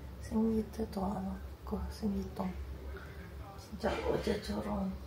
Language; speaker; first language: Korean; non-native, learner; Ukrainian